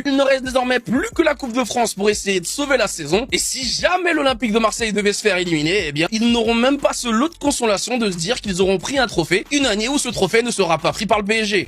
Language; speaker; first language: French; native; French